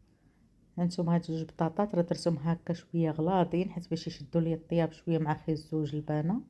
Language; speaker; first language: Arabic; native; Arabic